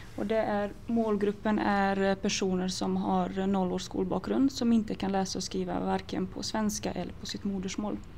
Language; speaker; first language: Swedish; early bilingual, other home language; Croatian